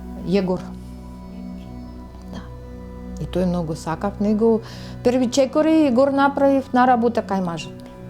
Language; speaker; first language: Macedonian; non-native, learner; Russian